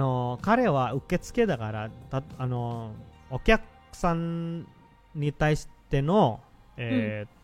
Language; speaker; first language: Japanese; non-native, fluent; Indonesian